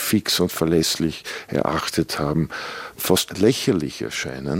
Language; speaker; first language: German; native; German